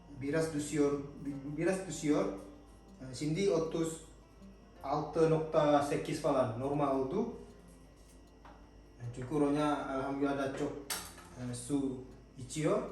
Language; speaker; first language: Turkish; non-native, learner; Indonesian